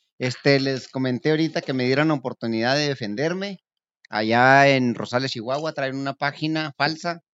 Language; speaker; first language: Spanish; native; Spanish